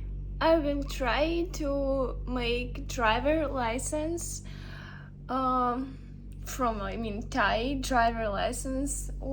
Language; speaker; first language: English; non-native, learner; Russian